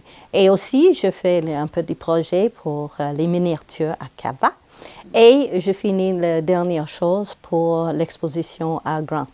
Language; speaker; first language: French; non-native, local second language; English